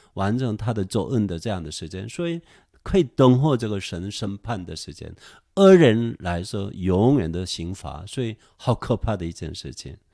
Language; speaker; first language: Chinese; non-native, fluent; Korean